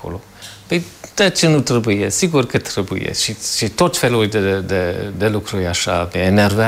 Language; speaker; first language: Romanian; non-native, fluent; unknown